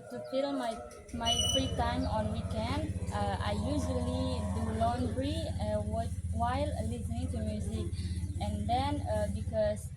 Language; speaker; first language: English; non-native, learner; Indonesian